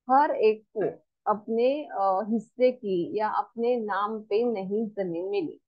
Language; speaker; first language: Hindi; non-native, local second language; Marathi